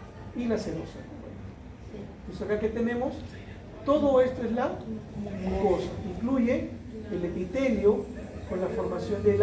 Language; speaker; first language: Spanish; native; Spanish